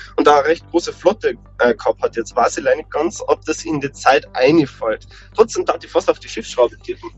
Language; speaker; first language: German; native; German